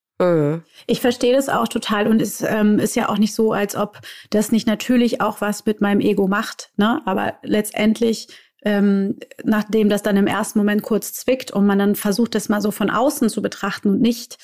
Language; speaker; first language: German; native; German